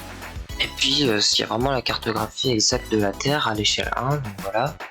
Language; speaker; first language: French; native; French